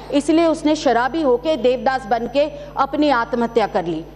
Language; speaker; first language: Hindi; non-native, local second language; Marathi